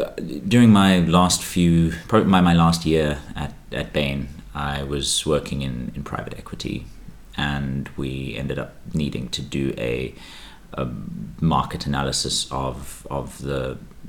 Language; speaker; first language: English; native; English